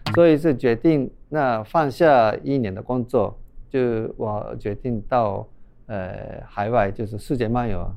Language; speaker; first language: Chinese; non-native, fluent; Japanese